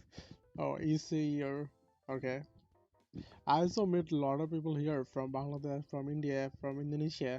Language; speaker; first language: English; non-native, learner; Bangla